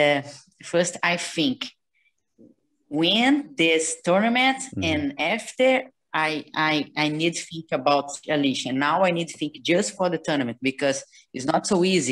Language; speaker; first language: English; non-native, learner; Portuguese